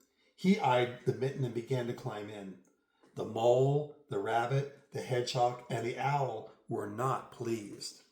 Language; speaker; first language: English; native; English